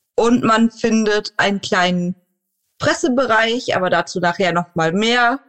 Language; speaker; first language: German; native; German